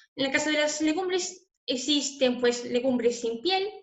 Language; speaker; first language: Spanish; native; Spanish